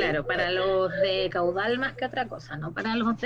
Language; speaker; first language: Spanish; native; Spanish